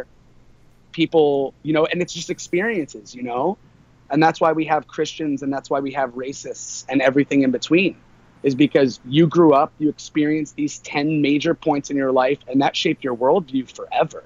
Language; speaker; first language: English; native; English